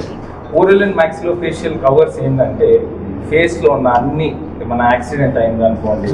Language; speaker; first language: Telugu; native; Telugu